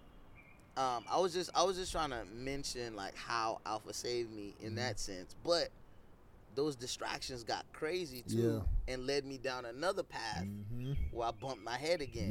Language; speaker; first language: English; non-native, local second language; Yoruba